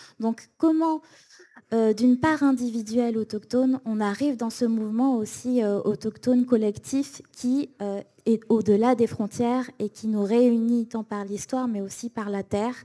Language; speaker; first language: French; native; French